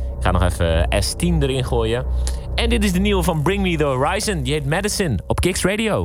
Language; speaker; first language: Dutch; native; Dutch